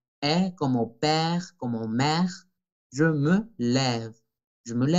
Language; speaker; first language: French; non-native, fluent; Spanish